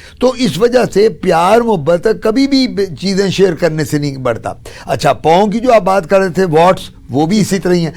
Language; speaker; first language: Urdu; non-native, local second language; Punjabi